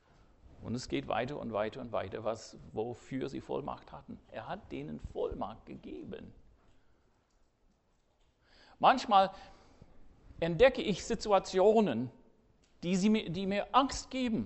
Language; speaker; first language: German; non-native, fluent; English